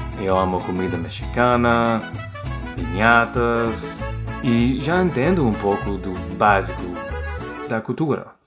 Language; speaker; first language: Portuguese; non-native, learner; English